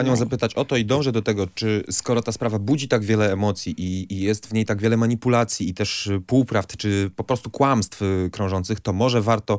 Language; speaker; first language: Polish; native; Polish